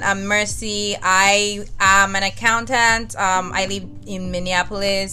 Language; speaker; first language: English; non-native, local second language; Yoruba